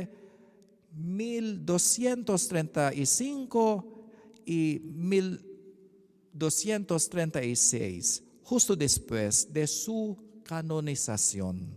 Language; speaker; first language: Spanish; non-native, learner; Filipino